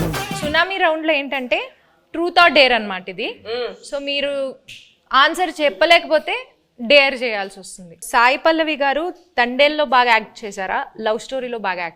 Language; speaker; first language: Telugu; native; Telugu